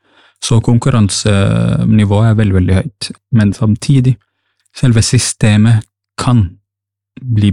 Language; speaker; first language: Norwegian; non-native, fluent; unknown